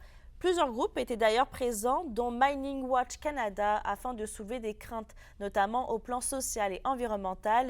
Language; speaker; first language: French; native; French